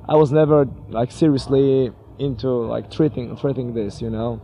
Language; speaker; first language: English; non-native, fluent; Polish